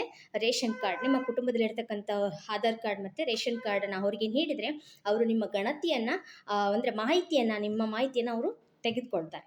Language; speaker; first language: Kannada; native; Kannada